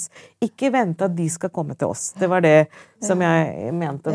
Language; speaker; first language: Norwegian; non-native, fluent; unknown